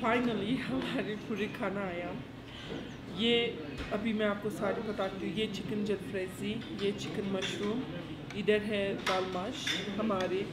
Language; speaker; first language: Hindi; non-native, fluent; Turkish